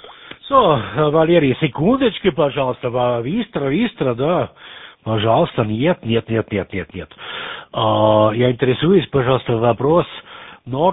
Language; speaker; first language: Russian; non-native, learner; German